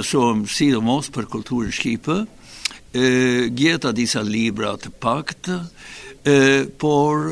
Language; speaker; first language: Albanian; non-native, fluent; Swedish